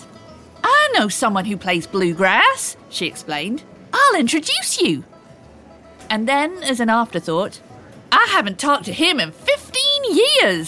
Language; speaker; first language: English; native; English